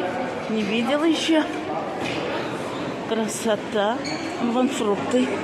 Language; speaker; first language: Russian; non-native, local second language; Tatar